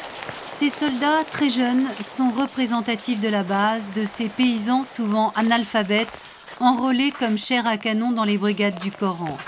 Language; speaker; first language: French; native; French